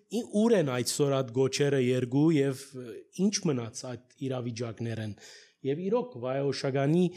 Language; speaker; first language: Armenian; early bilingual, heritage; Armenian